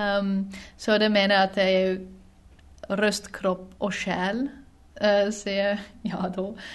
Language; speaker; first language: Swedish; non-native, fluent; Dutch